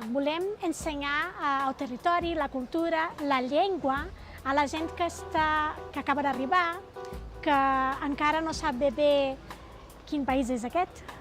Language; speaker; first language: Catalan; non-native, fluent; Portuguese